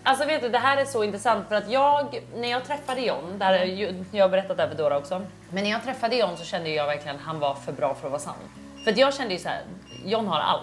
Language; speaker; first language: Swedish; native; Swedish